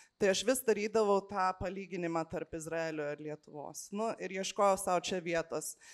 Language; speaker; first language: Lithuanian; early bilingual, heritage; Lithuanian